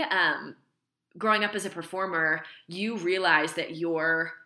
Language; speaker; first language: English; native; English